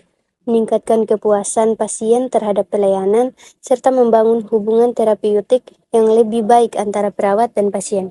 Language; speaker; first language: Indonesian; native; Indonesian